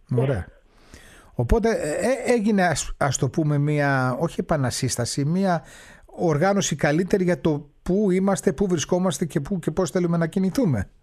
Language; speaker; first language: Greek; native; Greek